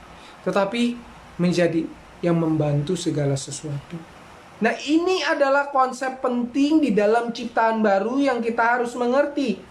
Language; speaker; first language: Indonesian; native; Indonesian